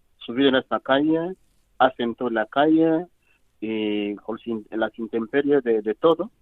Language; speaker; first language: Spanish; non-native, fluent; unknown